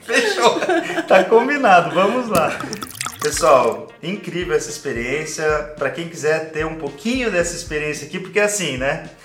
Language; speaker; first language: Portuguese; native; Portuguese